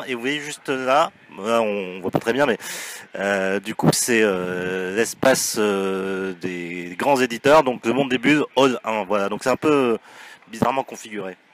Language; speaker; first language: French; native; French